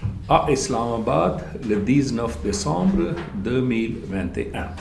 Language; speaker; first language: French; non-native, fluent; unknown